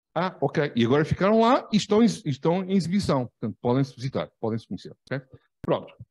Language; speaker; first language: Portuguese; native; Portuguese